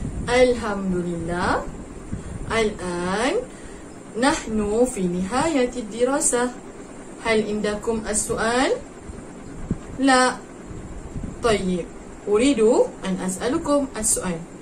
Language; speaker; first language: Arabic; non-native, learner; Malay